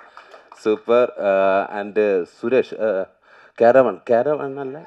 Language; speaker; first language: Tamil; non-native, learner; Malayalam